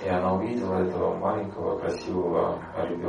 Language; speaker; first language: Russian; native; Russian